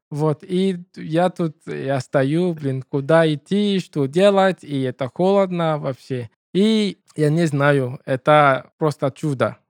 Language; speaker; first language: Russian; non-native, learner; English